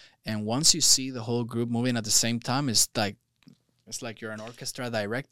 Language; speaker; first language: English; non-native, local second language; Spanish